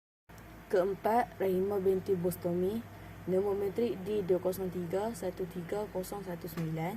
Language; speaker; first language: Malay; native; Malay